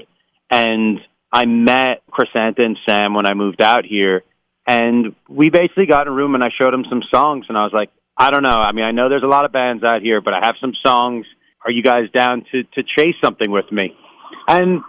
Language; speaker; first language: English; native; English